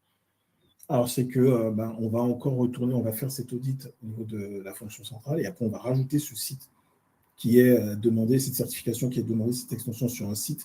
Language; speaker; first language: French; native; French